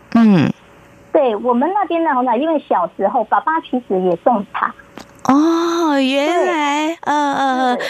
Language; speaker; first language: Chinese; native; Chinese